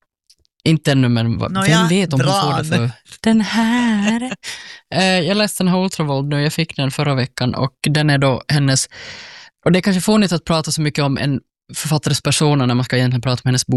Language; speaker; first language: Swedish; native; Swedish